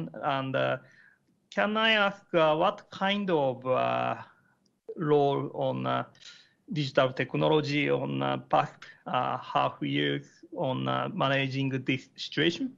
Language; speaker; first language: English; non-native, learner; Japanese